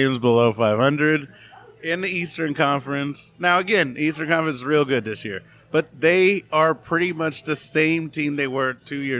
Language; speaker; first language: English; native; English